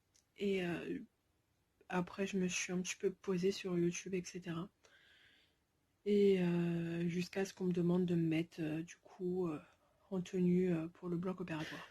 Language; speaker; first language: French; native; French